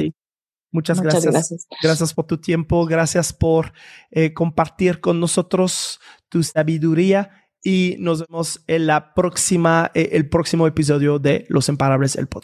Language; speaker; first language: Spanish; non-native, fluent; French